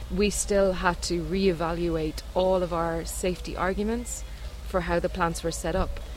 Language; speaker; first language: English; native; English